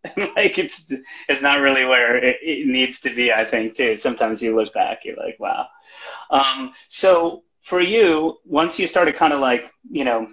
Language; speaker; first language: English; native; English